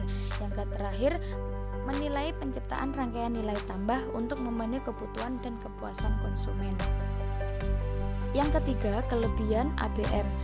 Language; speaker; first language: Indonesian; native; Indonesian